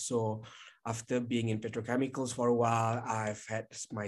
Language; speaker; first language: English; non-native, local second language; Malay